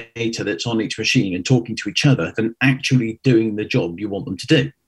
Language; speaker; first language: English; native; English